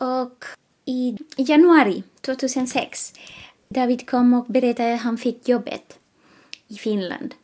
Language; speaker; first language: Swedish; non-native, fluent; Spanish